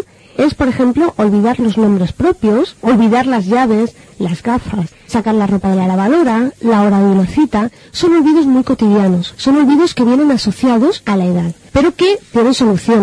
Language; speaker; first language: Spanish; native; Spanish